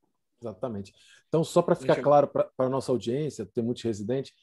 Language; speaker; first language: Portuguese; native; Portuguese